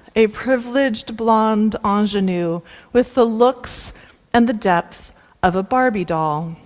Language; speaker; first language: English; native; English